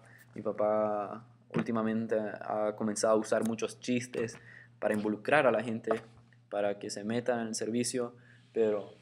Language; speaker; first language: Spanish; early bilingual, heritage; Spanish